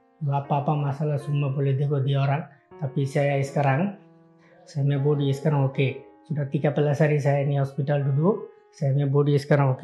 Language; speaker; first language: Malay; non-native, learner; Bangla